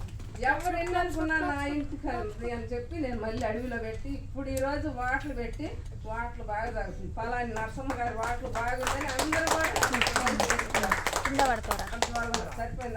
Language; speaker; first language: Telugu; native; Telugu